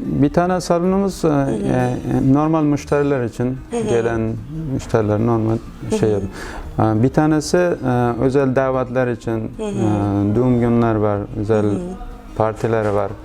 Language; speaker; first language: Turkish; non-native, learner; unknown